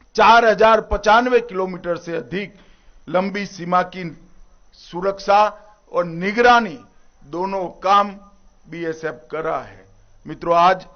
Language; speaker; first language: Hindi; non-native, local second language; Gujarati